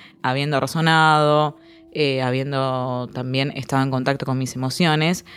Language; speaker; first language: Spanish; native; Spanish